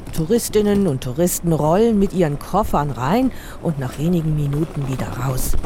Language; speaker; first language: German; native; German